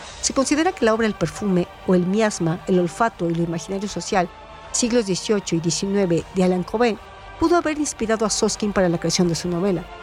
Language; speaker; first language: Spanish; native; Spanish